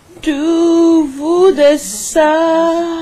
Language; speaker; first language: French; non-native, learner; Spanish